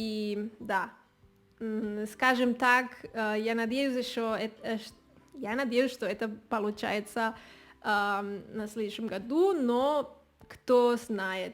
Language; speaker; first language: Russian; non-native, learner; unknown